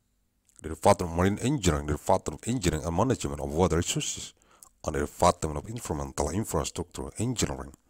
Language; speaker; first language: English; non-native, learner; Indonesian